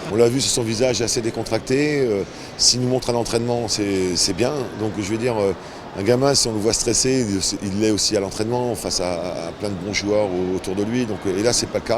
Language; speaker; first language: French; native; French